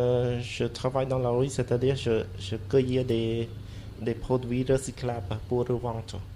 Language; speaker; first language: French; non-native, fluent; Khmer